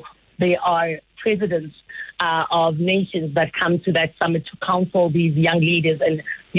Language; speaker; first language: English; non-native, local second language; Northern Sotho